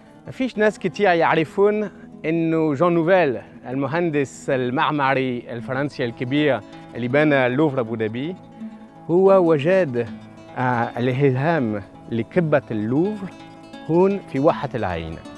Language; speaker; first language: Arabic; non-native, fluent; French